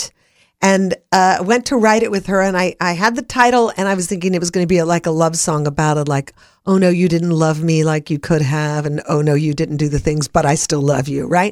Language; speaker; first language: English; native; English